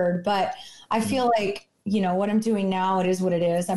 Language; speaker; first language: English; native; English